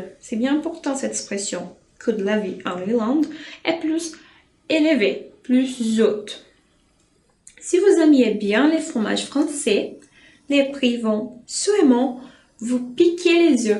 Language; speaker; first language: French; non-native, fluent; Portuguese